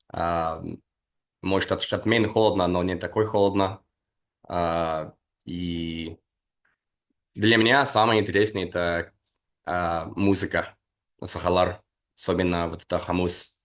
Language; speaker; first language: Russian; non-native, fluent; English